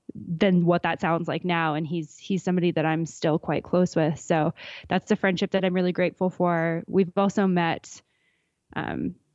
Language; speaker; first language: English; native; English